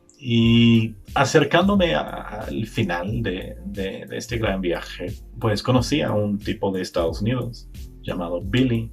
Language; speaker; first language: Spanish; non-native, fluent; English